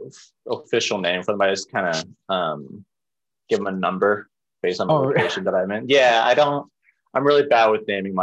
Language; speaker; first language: English; early bilingual, other home language; Cantonese